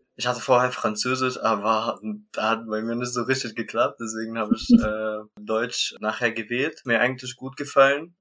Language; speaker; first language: German; non-native, learner; Arabic